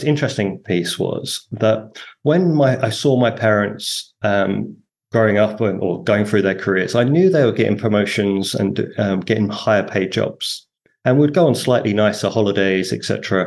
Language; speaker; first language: English; native; English